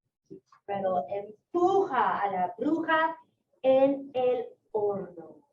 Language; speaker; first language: Spanish; non-native, fluent; English